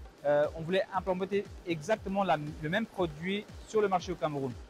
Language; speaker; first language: French; non-native, local second language; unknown